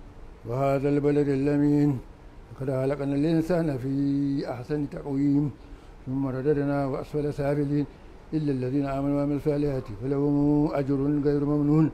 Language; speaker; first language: Arabic; non-native, fluent; Hausa